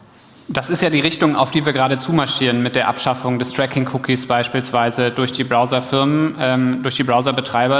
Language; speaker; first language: German; native; German